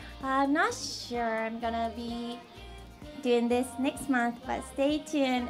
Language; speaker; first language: English; early bilingual, other home language; Japanese